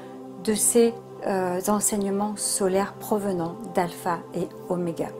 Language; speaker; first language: French; native; French